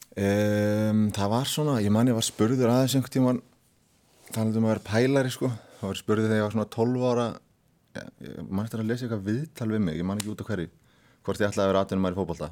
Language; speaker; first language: Icelandic; native; Icelandic